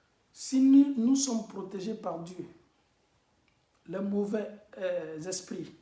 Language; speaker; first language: French; non-native, local second language; Bambara